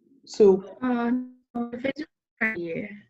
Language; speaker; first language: French; non-native, fluent; Spanish